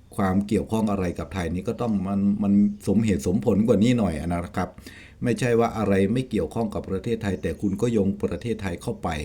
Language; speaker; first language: Thai; native; Thai